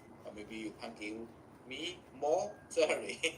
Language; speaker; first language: English; non-native, learner; Chinese